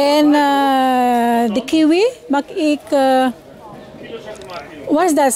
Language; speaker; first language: Dutch; non-native, learner; Filipino